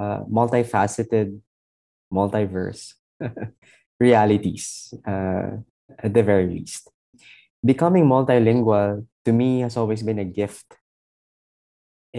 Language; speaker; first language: English; non-native, local second language; Filipino